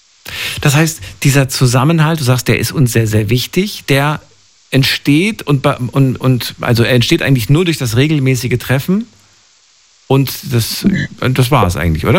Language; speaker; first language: German; native; German